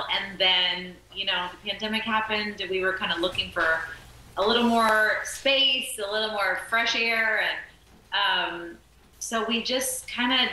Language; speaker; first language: English; native; English